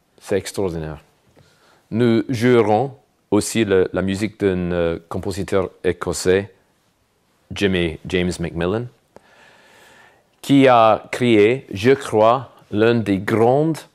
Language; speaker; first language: French; non-native, fluent; English